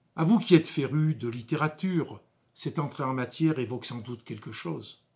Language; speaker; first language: French; native; French